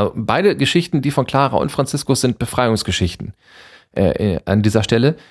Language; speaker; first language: German; native; German